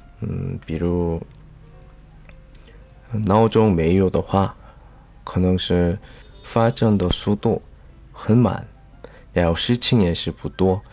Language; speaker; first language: Chinese; non-native, learner; Korean